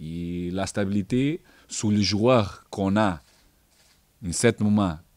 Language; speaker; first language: French; non-native, fluent; Portuguese